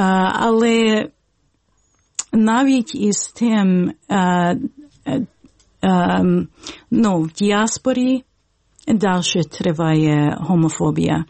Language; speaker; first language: Ukrainian; early bilingual, heritage; Ukrainian